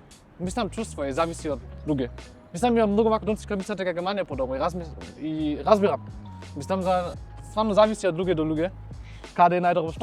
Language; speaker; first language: Macedonian; non-native, fluent; German